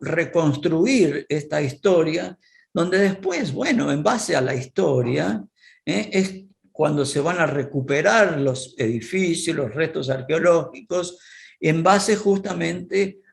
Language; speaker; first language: Spanish; native; Spanish